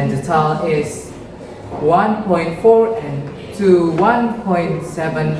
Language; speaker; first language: English; non-native, learner; Indonesian